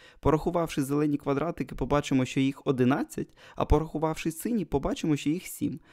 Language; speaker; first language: Ukrainian; non-native, local second language; Russian